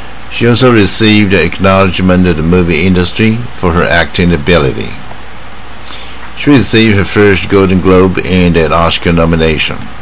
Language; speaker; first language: English; non-native, fluent; Chinese